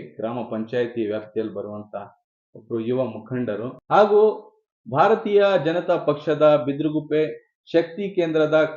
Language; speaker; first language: Kannada; native; Kannada